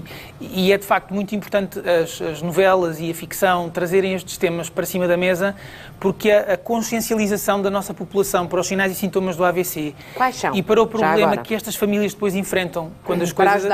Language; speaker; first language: Portuguese; native; Portuguese